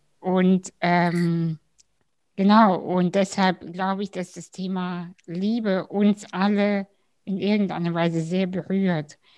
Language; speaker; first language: German; early bilingual, other home language; Russian